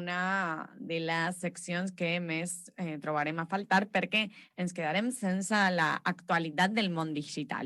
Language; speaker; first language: Catalan; non-native, local second language; Spanish